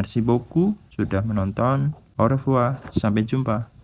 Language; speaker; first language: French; non-native, fluent; Indonesian